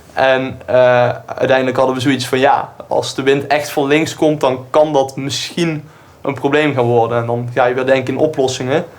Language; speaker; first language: Dutch; native; Dutch